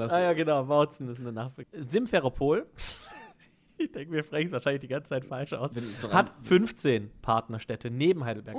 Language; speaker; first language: German; native; German